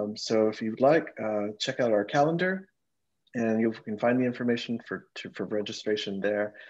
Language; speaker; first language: English; early bilingual, other home language; Spanish